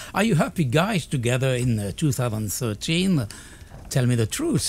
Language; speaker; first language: English; non-native, fluent; French